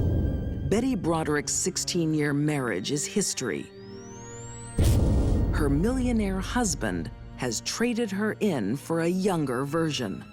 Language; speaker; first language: English; native; English